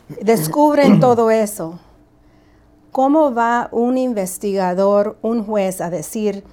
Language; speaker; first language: Spanish; early bilingual, heritage; Spanish